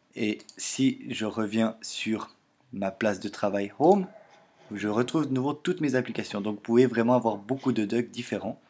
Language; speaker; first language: French; native; French